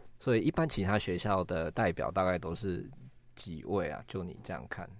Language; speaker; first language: Chinese; native; Chinese